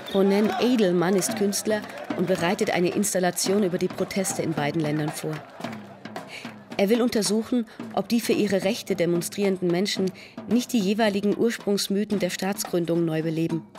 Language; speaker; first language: German; native; German